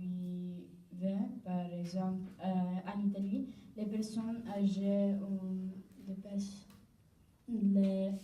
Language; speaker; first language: French; non-native, learner; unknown